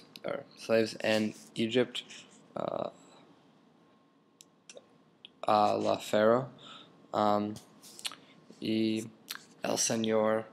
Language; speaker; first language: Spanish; non-native, learner; English